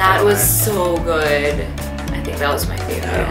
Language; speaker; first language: English; early bilingual, other home language; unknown